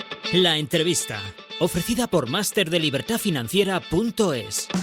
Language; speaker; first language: Spanish; native; Spanish